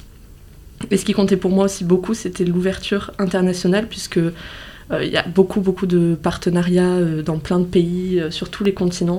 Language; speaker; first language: French; native; French